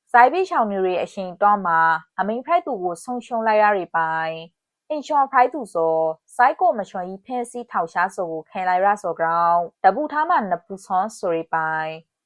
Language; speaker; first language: Burmese; native; Burmese